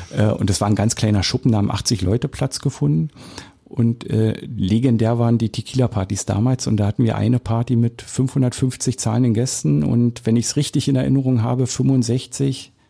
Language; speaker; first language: German; native; German